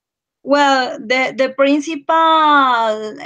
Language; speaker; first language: English; non-native, learner; Spanish